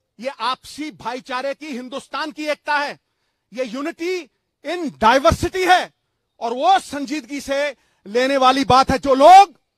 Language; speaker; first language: Hindi; non-native, local second language; Punjabi